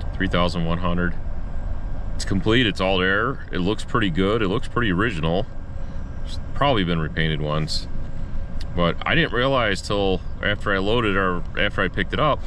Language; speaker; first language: English; native; English